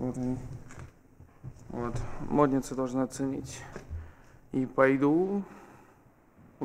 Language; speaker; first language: Russian; native; Russian